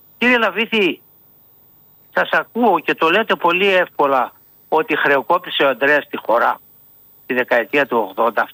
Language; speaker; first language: Greek; native; Greek